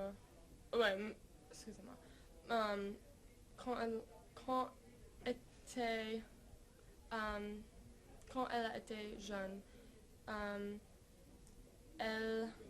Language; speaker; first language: French; non-native, learner; English